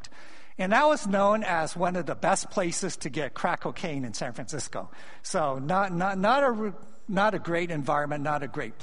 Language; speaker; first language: English; native; English